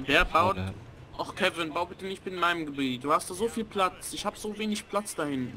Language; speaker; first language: German; native; German